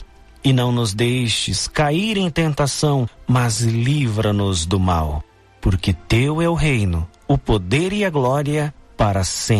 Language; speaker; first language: Portuguese; native; Portuguese